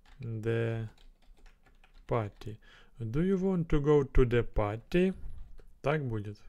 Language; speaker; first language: English; non-native, learner; Russian